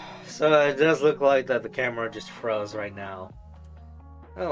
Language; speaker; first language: English; native; English